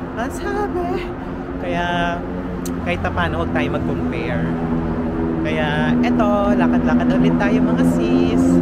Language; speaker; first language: Filipino; native; Filipino